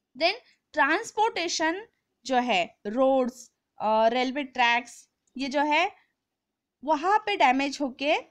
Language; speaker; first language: Hindi; non-native, local second language; Marathi